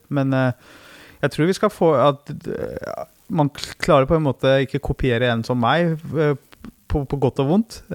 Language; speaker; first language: Norwegian; early bilingual, other home language; Persian